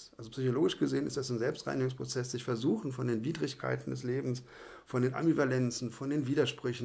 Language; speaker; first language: German; native; German